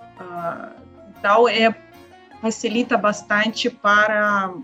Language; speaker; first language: Portuguese; non-native, learner; Russian